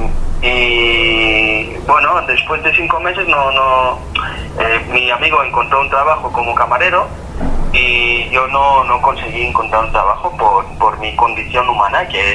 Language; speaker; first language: Spanish; non-native, fluent; Hebrew